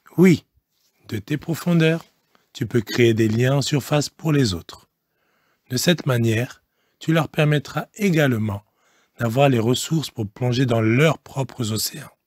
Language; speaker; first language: French; non-native, local second language; Lingala